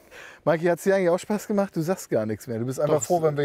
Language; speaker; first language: German; native; German